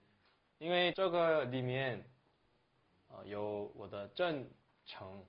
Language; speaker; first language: Chinese; non-native, learner; Korean